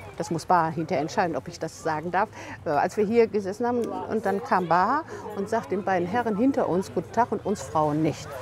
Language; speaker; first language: German; native; German